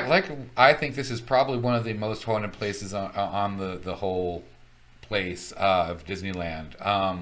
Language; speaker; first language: English; native; English